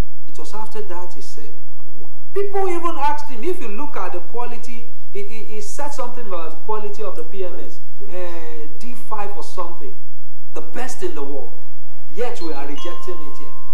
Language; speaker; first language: English; non-native, local second language; Yoruba